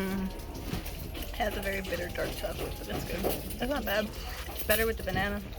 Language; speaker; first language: English; native; English